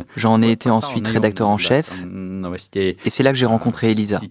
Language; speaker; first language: French; non-native, fluent; Russian